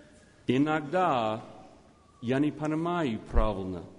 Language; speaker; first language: Russian; non-native, learner; English